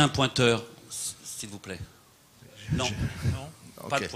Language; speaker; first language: French; native; French